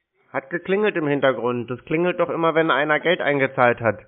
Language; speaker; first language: German; native; German